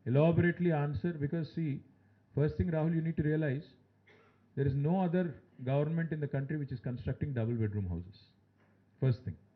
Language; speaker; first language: English; non-native, local second language; Telugu